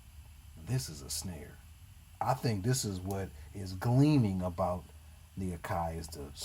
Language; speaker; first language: English; native; English